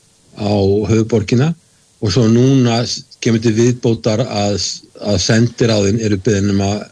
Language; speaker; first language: Icelandic; native; Icelandic